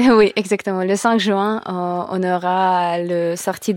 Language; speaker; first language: French; non-native, learner; Russian